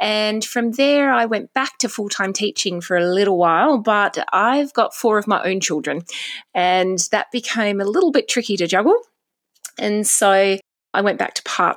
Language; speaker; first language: English; native; English